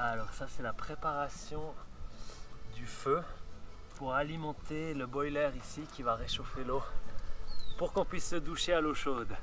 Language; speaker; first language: French; native; French